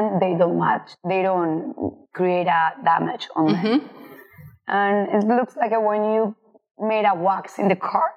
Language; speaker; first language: English; non-native, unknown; Spanish